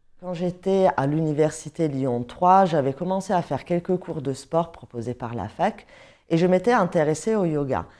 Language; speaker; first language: French; non-native, fluent; Italian